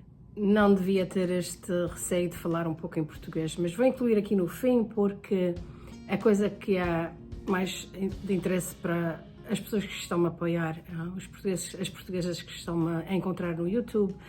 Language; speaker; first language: Portuguese; early bilingual, heritage; Portuguese